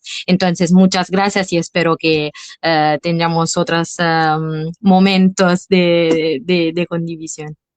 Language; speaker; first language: Spanish; non-native, fluent; Italian